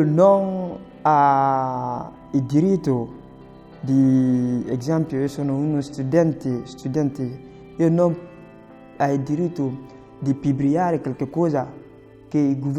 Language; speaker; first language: Italian; non-native, learner; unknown